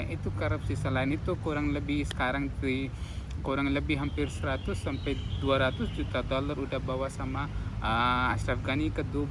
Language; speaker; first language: Indonesian; non-native, fluent; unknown